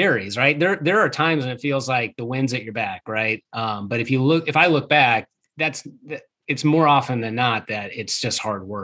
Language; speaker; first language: English; native; English